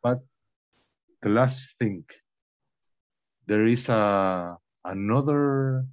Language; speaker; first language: English; non-native, learner; Spanish